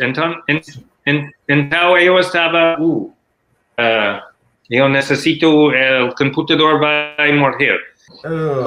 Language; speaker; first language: Portuguese; non-native, learner; English